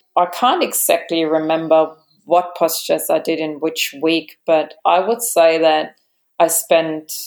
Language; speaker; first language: English; non-native, fluent; German